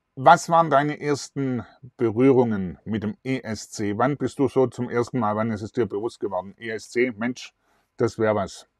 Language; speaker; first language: German; native; German